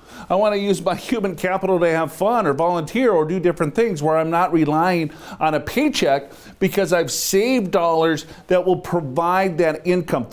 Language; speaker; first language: English; native; English